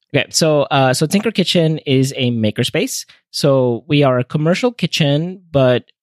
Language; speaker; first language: English; non-native, fluent; Spanish